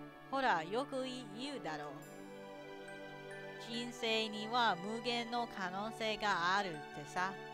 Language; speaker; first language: Japanese; non-native, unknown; English